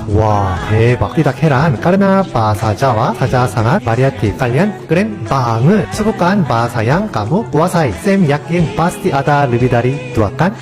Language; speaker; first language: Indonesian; non-native, fluent; Korean